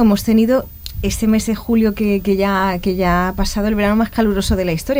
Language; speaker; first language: Spanish; native; Spanish